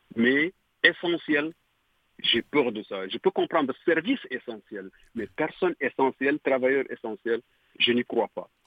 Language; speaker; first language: French; non-native, local second language; Fula